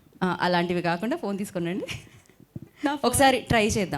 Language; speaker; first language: Telugu; native; Telugu